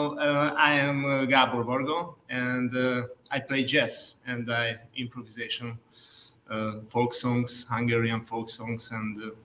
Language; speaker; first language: English; non-native, learner; Hungarian